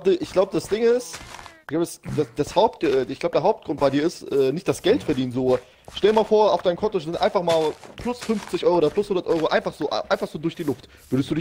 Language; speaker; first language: German; native; German